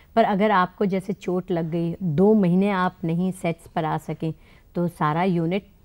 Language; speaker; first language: Hindi; native; Hindi